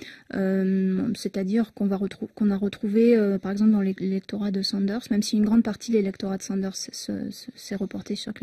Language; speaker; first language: French; native; French